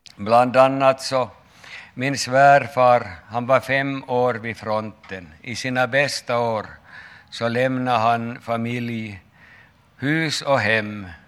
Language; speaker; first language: Swedish; native; Swedish